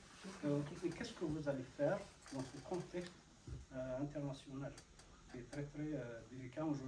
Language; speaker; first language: French; non-native, fluent; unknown